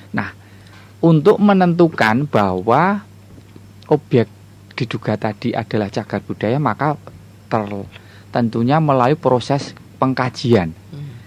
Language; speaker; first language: Indonesian; native; Indonesian